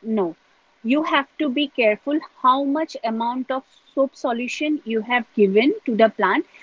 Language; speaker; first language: English; non-native, local second language; Assamese